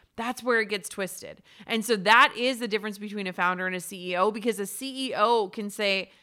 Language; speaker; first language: English; native; English